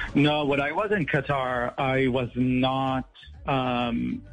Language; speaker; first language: English; non-native, fluent; Arabic